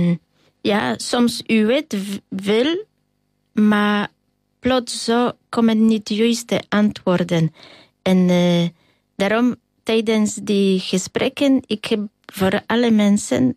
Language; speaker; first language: Dutch; non-native, learner; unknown